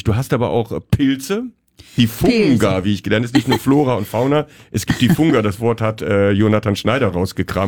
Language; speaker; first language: German; native; German